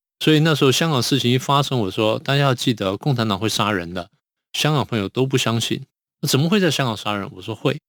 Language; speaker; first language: Chinese; native; Chinese